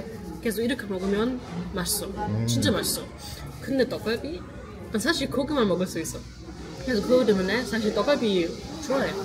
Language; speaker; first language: Korean; non-native, learner; German